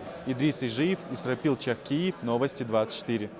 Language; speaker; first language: Russian; native; Russian